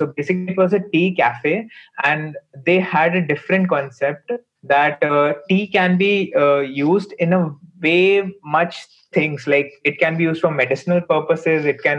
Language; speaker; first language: English; non-native, local second language; Hindi